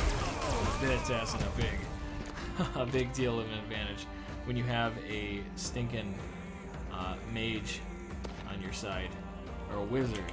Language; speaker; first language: English; native; English